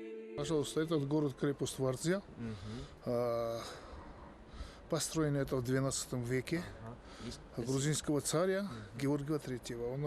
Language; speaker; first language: Russian; non-native, learner; Georgian